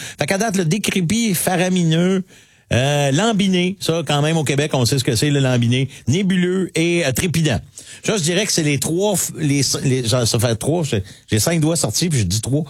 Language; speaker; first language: French; native; French